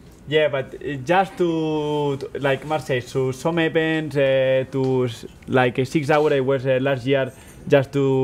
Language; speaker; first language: English; non-native, fluent; Spanish